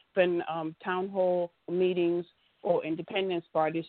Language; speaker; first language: English; native; English